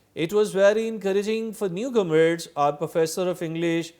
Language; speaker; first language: English; non-native, local second language; Urdu